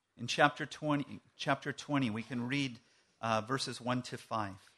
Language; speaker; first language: English; native; English